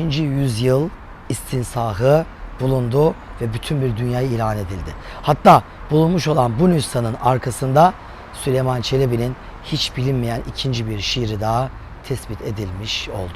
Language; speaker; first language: Turkish; native; Turkish